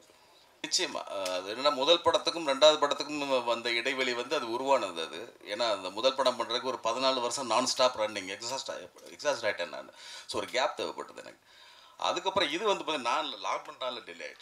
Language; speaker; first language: Tamil; native; Tamil